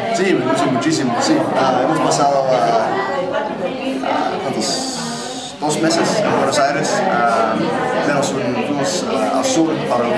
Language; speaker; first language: Spanish; non-native, learner; English